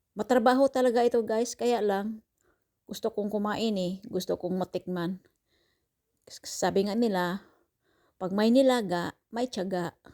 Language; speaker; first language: Filipino; non-native, local second language; Cebuano